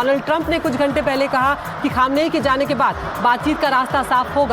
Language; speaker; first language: Hindi; native; Hindi